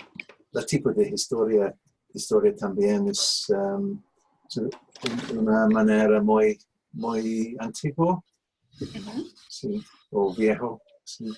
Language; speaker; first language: Spanish; non-native, learner; English